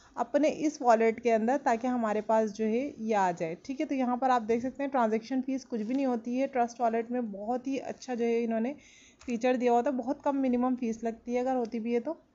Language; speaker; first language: Urdu; non-native, local second language; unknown